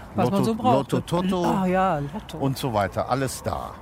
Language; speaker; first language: German; native; German